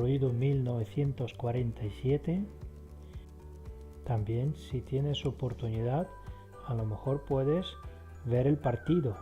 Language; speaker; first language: Spanish; non-native, fluent; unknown